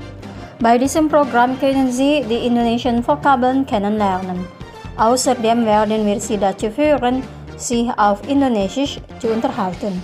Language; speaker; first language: German; non-native, fluent; Indonesian